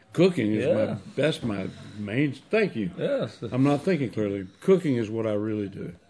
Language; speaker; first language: English; native; English